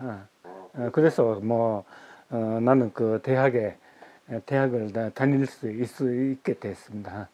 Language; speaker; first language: Korean; early bilingual, heritage; Japanese